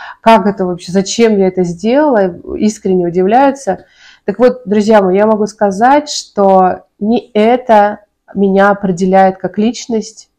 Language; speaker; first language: Russian; native; Russian